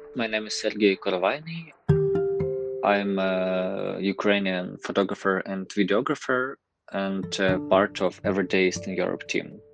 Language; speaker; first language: English; non-native, fluent; Ukrainian